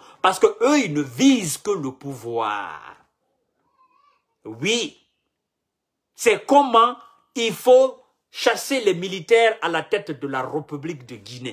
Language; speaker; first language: French; non-native, local second language; Mandingo